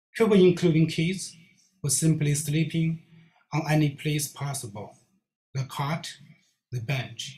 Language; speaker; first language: English; non-native, learner; Chinese